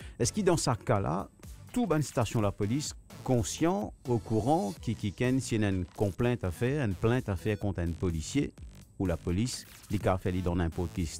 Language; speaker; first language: French; non-native, local second language; Morisyen